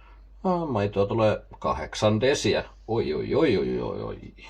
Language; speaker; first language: Finnish; non-native, fluent; Filipino